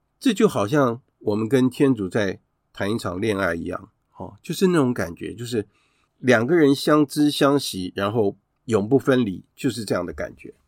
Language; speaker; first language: Chinese; native; Chinese